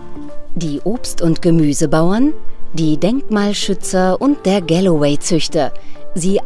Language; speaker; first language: German; native; German